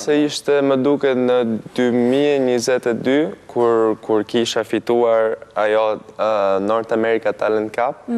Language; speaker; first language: Albanian; early bilingual, heritage; Albanian